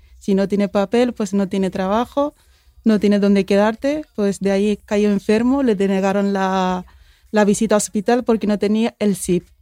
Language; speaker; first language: Spanish; early bilingual, other home language; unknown